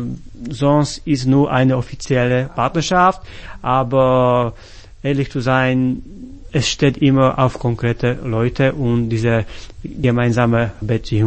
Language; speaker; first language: German; non-native, fluent; Slovak